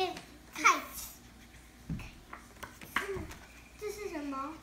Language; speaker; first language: Chinese; early bilingual, heritage; Chinese